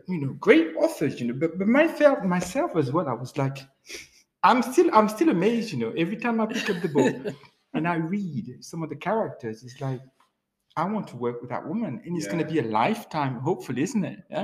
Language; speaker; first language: English; non-native, fluent; French